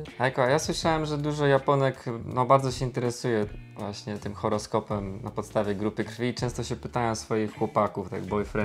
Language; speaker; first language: Polish; native; Polish